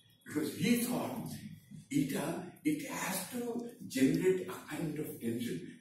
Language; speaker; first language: English; non-native, local second language; Bangla